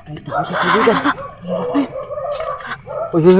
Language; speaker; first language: Filipino; non-native, local second language; Cebuano